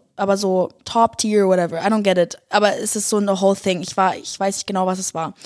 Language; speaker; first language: German; native; German